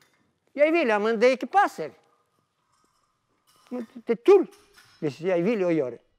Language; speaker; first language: Norwegian; non-native, learner; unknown